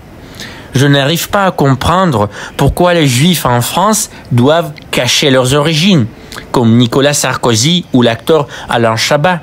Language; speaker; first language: French; non-native, fluent; Russian